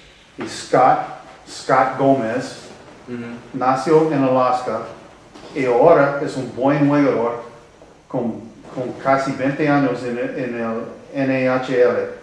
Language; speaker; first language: Spanish; non-native, learner; English